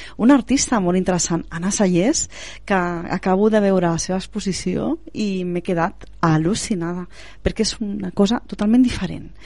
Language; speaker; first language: Catalan; native; Catalan